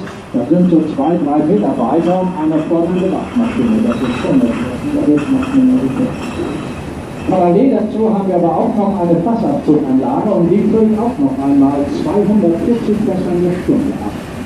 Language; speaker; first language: German; native; German